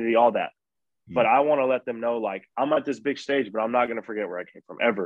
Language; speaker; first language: English; native; English